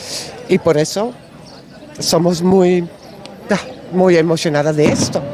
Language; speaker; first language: Spanish; non-native, learner; Dutch